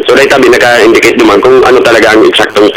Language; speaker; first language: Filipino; non-native, local second language; Bikol